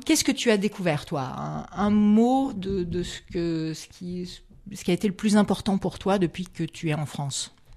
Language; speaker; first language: French; native; French